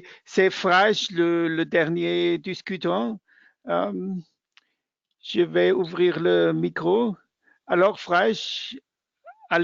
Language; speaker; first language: French; non-native, fluent; German